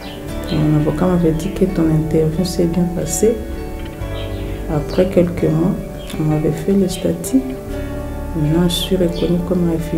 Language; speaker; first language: French; non-native, local second language; Swahili